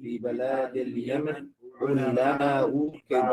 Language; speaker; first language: Arabic; non-native, learner; English